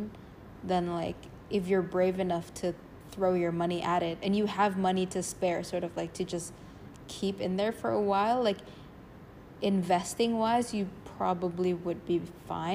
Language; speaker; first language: English; non-native, fluent; Indonesian